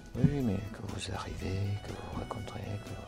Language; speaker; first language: French; non-native, learner; Serbian